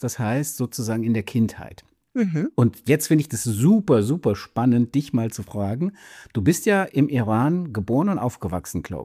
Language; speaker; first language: German; native; German